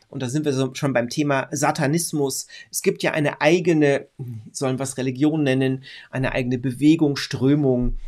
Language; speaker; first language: German; native; German